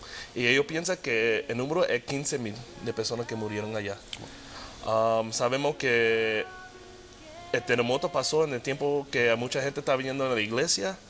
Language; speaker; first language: Spanish; early bilingual, heritage; Spanish